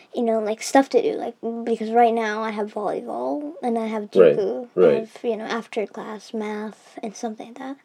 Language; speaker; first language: English; early bilingual, heritage; English